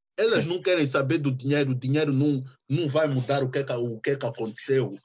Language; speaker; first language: Portuguese; early bilingual, heritage; Portuguese